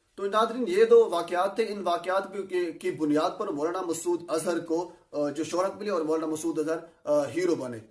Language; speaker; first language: Urdu; non-native, local second language; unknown